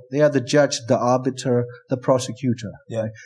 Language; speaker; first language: English; non-native, fluent; Burmese